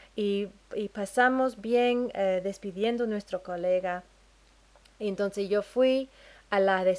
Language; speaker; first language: Spanish; non-native, fluent; English